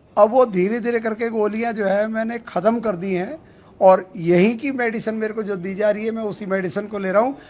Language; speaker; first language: Hindi; native; Hindi